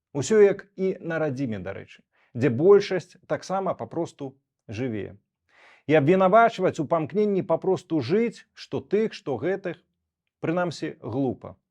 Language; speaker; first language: Belarusian; native; Belarusian